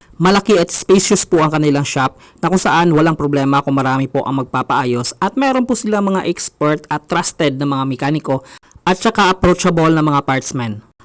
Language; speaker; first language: Filipino; non-native, local second language; Cebuano